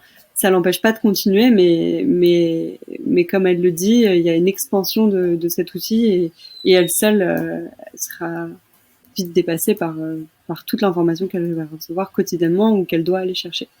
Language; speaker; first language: French; native; French